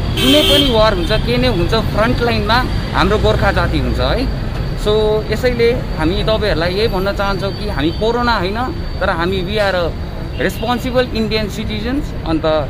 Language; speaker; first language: Nepali; native; Nepali